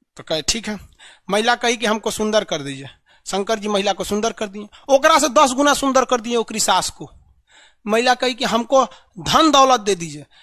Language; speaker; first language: Hindi; native; Hindi